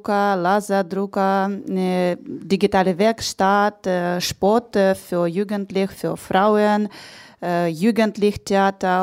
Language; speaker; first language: German; non-native, learner; Ukrainian